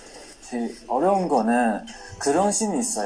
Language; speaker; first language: Korean; non-native, fluent; Chinese